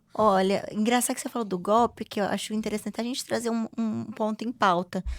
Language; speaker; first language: Portuguese; native; Portuguese